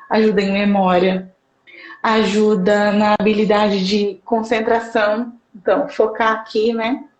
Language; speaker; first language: Portuguese; native; Portuguese